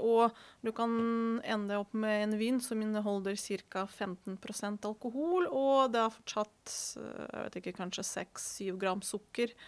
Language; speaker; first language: Norwegian; non-native, fluent; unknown